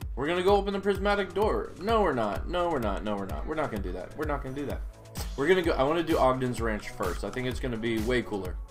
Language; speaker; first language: English; native; English